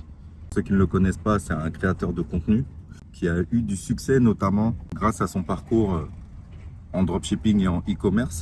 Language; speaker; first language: French; native; French